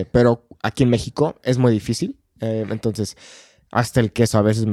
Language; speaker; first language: Spanish; non-native, fluent; English